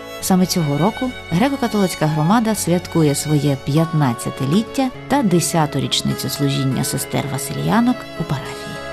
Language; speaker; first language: Ukrainian; native; Ukrainian